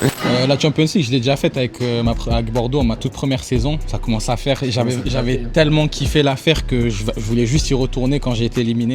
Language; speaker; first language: French; native; French